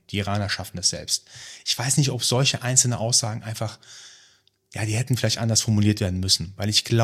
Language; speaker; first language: German; early bilingual, other home language; Persian